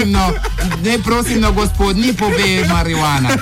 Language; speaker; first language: Slovenian; non-native, learner; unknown